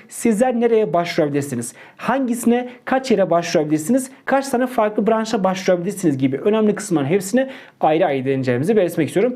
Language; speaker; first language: Turkish; native; Turkish